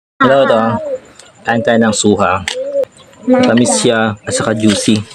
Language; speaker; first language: Filipino; non-native, local second language; Iloko